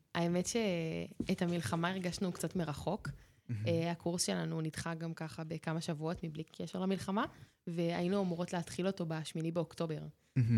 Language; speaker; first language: Hebrew; native; Hebrew